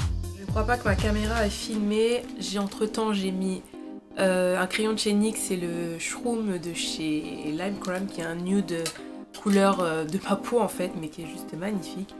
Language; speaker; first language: French; native; French